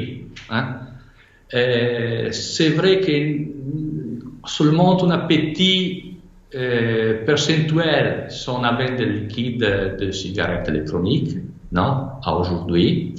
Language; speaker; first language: French; non-native, fluent; Italian